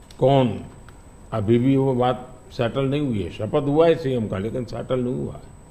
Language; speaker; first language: Hindi; non-native, local second language; Gujarati